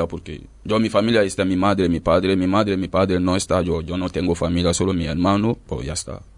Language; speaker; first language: Spanish; non-native, learner; French